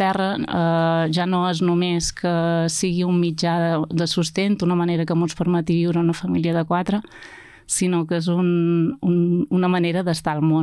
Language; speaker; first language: Catalan; native; Catalan